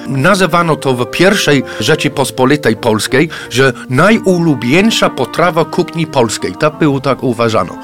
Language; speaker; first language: Polish; non-native, fluent; English